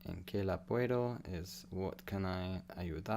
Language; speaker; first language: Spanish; non-native, learner; English